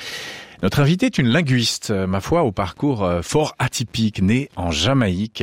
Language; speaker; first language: French; native; French